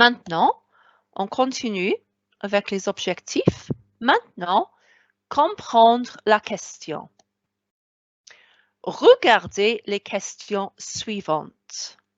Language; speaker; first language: French; non-native, fluent; Welsh